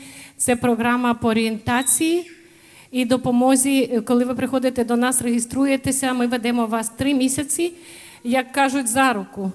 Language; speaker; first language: Ukrainian; native; Ukrainian